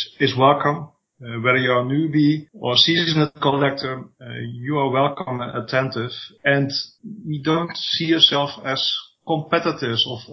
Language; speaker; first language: English; non-native, fluent; Dutch